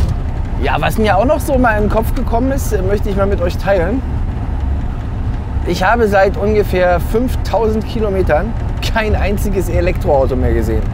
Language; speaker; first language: German; native; German